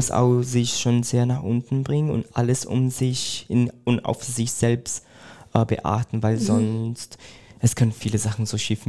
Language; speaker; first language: German; non-native, fluent; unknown